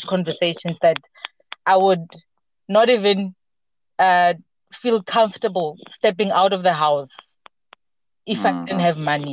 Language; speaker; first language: English; non-native, local second language; Southern Sotho